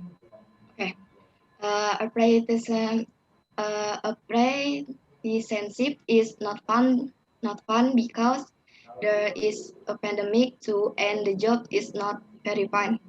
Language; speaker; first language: English; non-native, learner; Indonesian